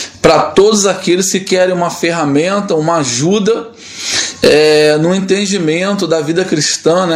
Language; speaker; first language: Portuguese; native; Portuguese